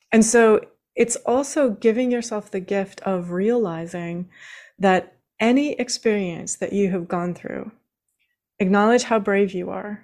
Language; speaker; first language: English; native; English